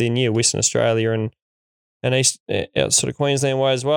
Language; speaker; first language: English; native; English